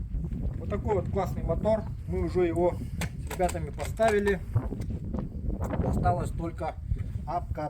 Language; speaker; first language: Russian; native; Russian